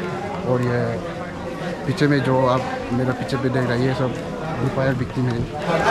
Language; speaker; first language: Hindi; non-native, local second language; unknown